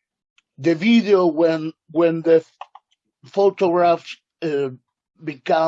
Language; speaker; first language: English; non-native, learner; Spanish